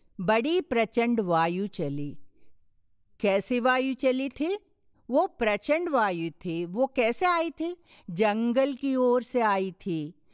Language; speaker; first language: Hindi; non-native, local second language; Tamil